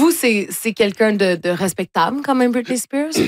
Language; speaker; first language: French; native; French